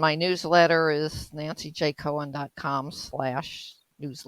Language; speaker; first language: English; native; English